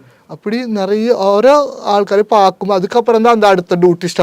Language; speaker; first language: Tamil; non-native, local second language; Malayalam